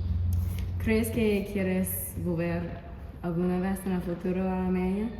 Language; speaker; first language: Spanish; non-native, learner; English